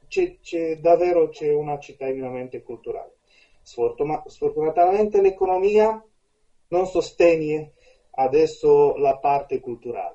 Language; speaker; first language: Italian; non-native, fluent; Romanian